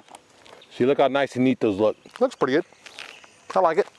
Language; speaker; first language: English; native; English